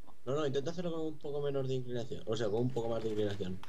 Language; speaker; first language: Spanish; native; Spanish